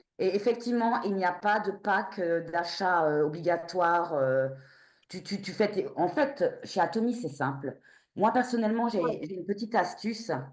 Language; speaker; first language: French; native; French